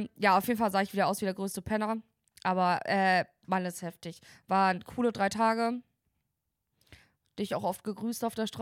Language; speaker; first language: German; native; German